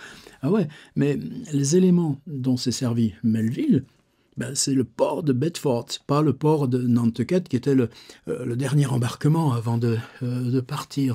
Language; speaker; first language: French; native; French